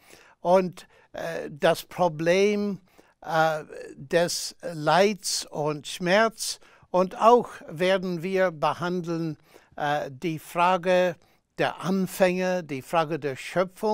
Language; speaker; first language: German; non-native, fluent; English